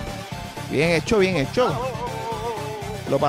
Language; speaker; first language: Spanish; native; Spanish